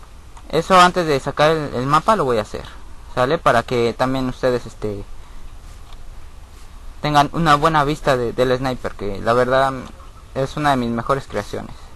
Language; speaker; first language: Spanish; native; Spanish